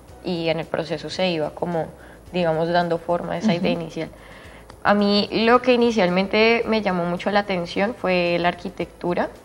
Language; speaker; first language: Spanish; native; Spanish